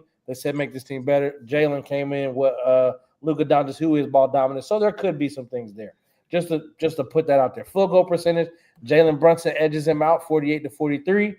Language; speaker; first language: English; native; English